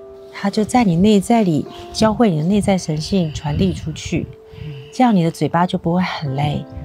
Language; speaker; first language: Chinese; native; Chinese